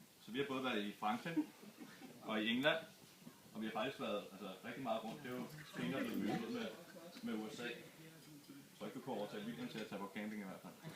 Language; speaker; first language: Danish; native; Danish